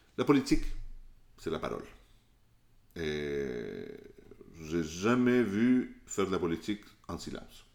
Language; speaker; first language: French; non-native, fluent; Spanish